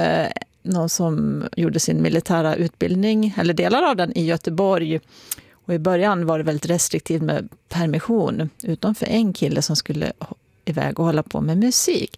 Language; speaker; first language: Swedish; native; Swedish